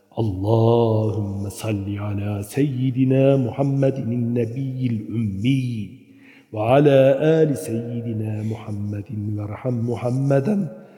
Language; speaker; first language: Arabic; non-native, fluent; Turkish